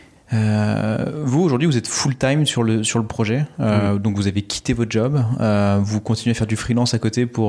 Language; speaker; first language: French; native; French